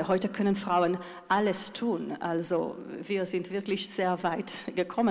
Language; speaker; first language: German; non-native, fluent; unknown